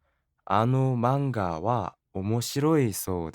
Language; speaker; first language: Japanese; non-native, learner; Korean